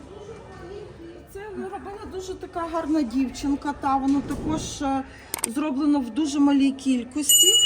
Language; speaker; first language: Ukrainian; native; Ukrainian